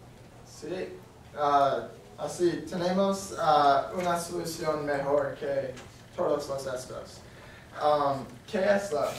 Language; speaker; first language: Spanish; non-native, learner; English